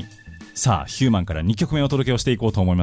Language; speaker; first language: Japanese; native; Japanese